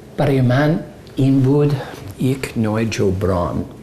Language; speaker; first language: Persian; non-native, fluent; English